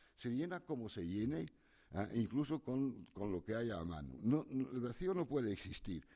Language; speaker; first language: Spanish; non-native, fluent; French